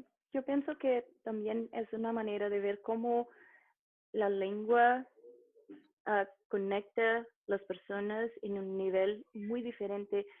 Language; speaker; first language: Spanish; non-native, fluent; Portuguese